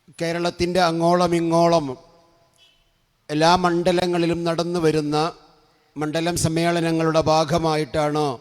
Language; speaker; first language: Malayalam; native; Malayalam